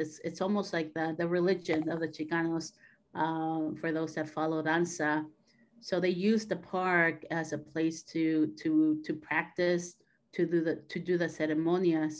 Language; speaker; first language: English; native; English